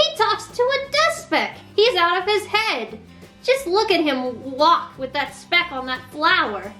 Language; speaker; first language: English; native; English